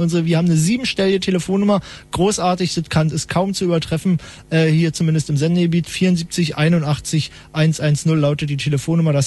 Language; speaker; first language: German; native; German